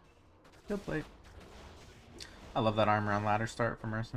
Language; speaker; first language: English; native; English